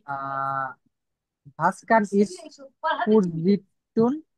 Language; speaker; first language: German; non-native, learner; Bangla